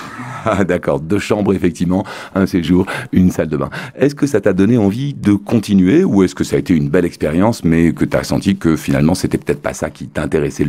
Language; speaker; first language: French; native; French